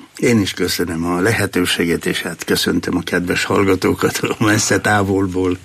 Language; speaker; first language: Hungarian; native; Hungarian